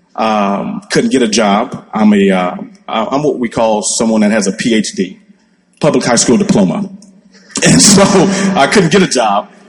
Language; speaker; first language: English; native; English